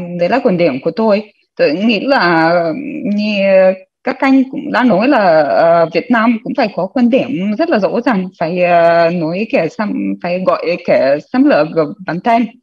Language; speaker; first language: Vietnamese; non-native, fluent; Ukrainian